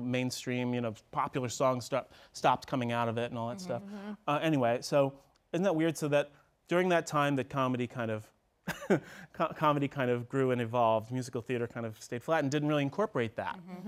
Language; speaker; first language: English; native; English